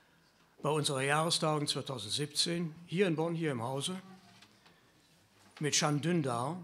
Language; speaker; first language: German; native; German